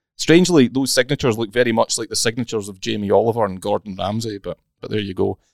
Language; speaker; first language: English; native; English